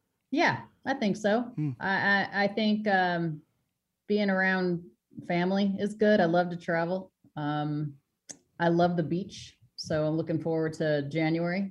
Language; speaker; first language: English; early bilingual, other home language; Spanish